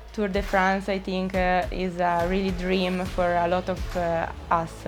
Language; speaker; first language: English; non-native, fluent; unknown